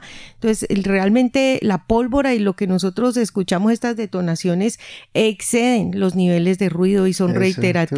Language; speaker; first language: Spanish; native; Spanish